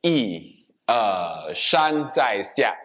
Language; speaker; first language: Chinese; non-native, local second language; English